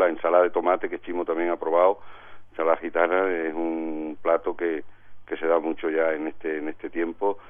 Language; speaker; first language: Spanish; native; Spanish